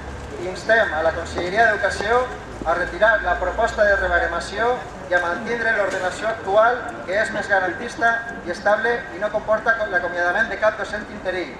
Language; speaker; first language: Catalan; native; Catalan